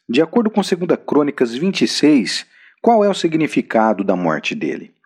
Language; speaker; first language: Portuguese; native; Portuguese